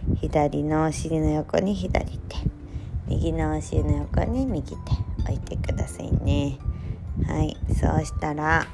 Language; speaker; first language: Japanese; native; Japanese